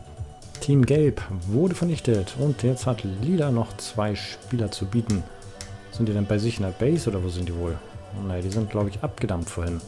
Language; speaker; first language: German; native; German